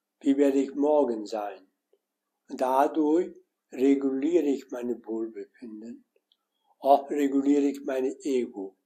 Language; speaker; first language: German; non-native, learner; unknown